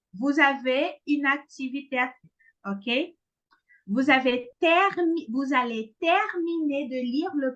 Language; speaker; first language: French; non-native, fluent; Portuguese